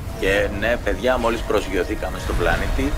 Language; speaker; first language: Greek; native; Greek